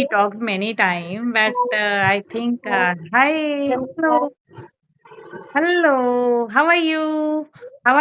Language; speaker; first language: English; non-native, learner; Hindi